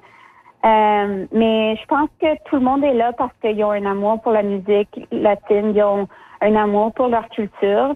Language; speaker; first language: French; early bilingual, other home language; Spanish